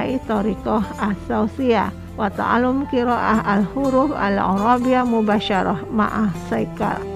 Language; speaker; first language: Arabic; non-native, fluent; Indonesian